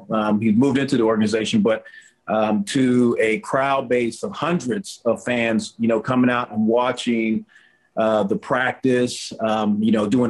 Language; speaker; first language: English; native; English